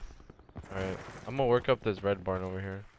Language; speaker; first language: English; native; English